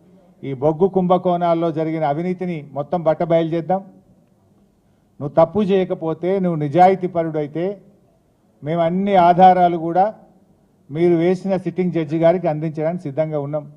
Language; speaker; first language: Telugu; native; Telugu